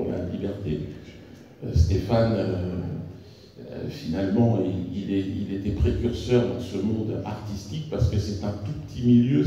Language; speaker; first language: French; native; French